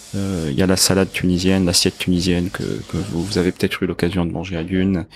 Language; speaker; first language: French; non-native, local second language; Arabic